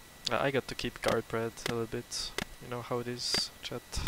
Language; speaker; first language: English; non-native, fluent; French